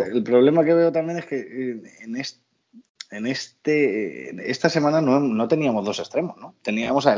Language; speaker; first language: Spanish; native; Spanish